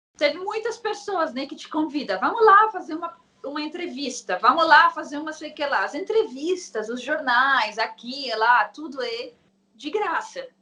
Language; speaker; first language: Portuguese; non-native, fluent; Arabic